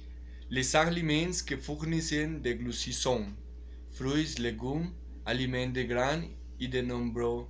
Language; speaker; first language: French; non-native, learner; Spanish